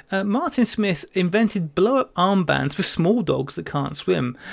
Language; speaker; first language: English; native; English